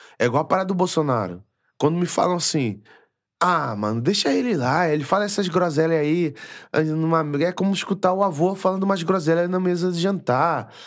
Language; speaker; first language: Portuguese; native; Portuguese